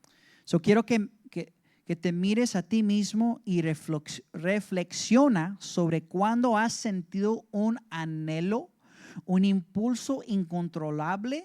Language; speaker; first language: Spanish; early bilingual, heritage; English